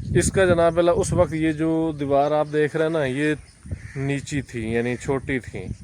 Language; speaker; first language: Urdu; non-native, local second language; Punjabi